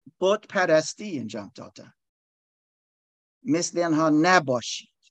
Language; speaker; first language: Persian; non-native, learner; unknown